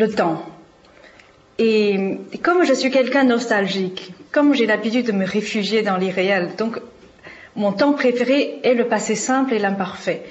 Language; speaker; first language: French; non-native, fluent; Chinese